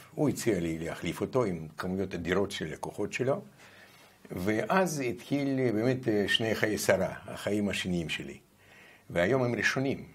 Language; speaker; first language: Hebrew; non-native, fluent; Russian